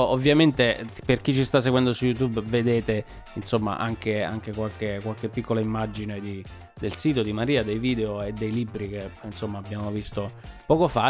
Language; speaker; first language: Italian; native; Italian